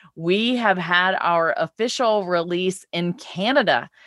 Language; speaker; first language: English; native; English